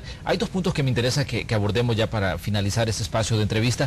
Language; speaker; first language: Spanish; native; Spanish